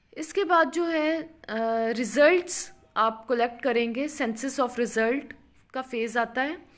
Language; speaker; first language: Urdu; non-native, local second language; Punjabi